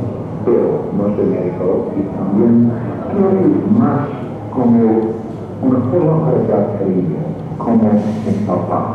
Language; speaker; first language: Spanish; non-native, fluent; English